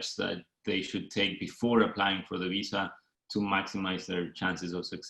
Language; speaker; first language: English; non-native, fluent; Spanish